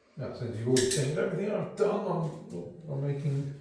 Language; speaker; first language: English; native; English